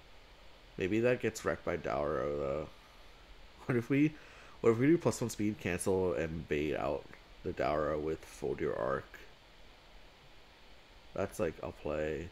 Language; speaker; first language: English; native; English